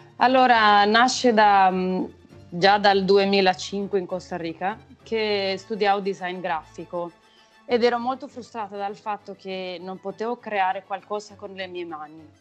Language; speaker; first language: Italian; non-native, fluent; Spanish